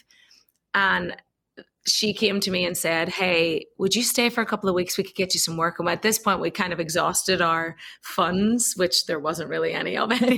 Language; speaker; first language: English; native; English